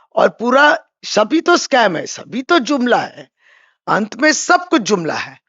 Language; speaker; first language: Hindi; non-native, local second language; Bangla